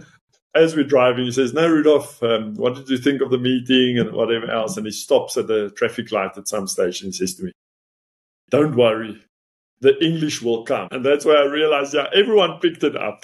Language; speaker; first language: English; non-native, local second language; Afrikaans